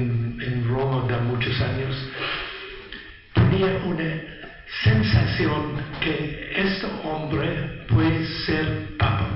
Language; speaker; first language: Spanish; non-native, learner; Italian